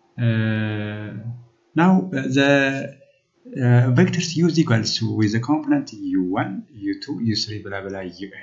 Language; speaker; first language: English; non-native, local second language; Amharic